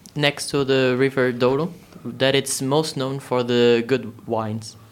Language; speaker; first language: English; non-native, learner; Portuguese